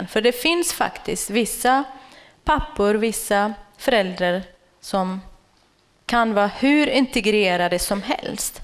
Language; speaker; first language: Swedish; non-native, fluent; Kurdish